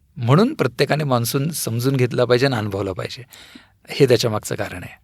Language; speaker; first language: Marathi; native; Marathi